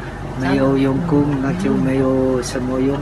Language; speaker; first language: Chinese; non-native, fluent; Czech